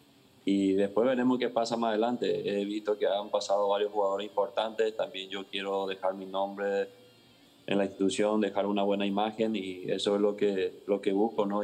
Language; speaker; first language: Spanish; native; Spanish